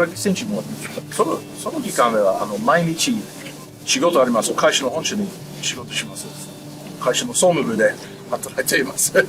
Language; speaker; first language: Japanese; non-native, learner; English